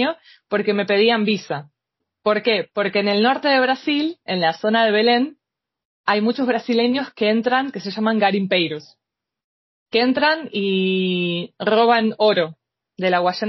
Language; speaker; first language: Spanish; native; Spanish